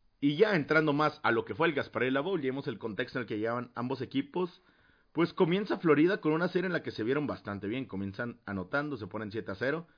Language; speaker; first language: Spanish; native; Spanish